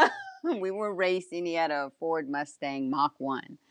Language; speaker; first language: English; early bilingual, other home language; Spanish